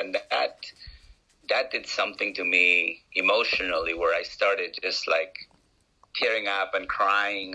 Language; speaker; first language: English; non-native, fluent; Spanish